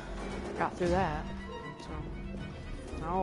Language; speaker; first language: English; native; English